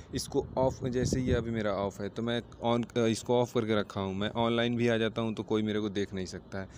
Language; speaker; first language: Hindi; native; Hindi